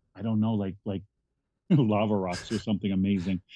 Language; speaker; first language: English; native; English